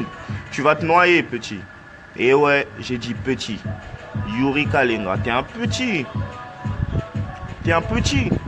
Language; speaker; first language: French; non-native, local second language; Lingala